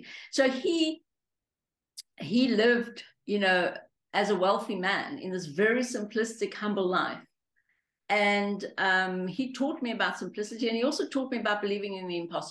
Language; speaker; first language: English; early bilingual, other home language; Greek